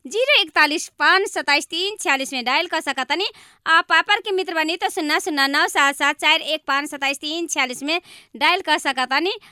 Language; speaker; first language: Bhojpuri; non-native, local second language; Maithili